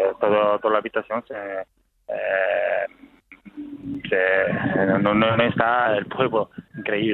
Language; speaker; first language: Spanish; non-native, learner; Italian